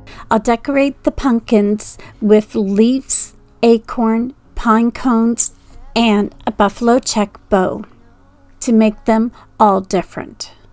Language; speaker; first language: English; native; English